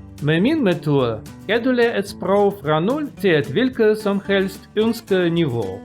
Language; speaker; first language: Danish; non-native, learner; Russian